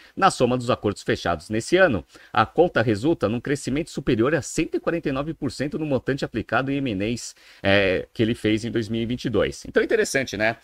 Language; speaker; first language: Portuguese; native; Portuguese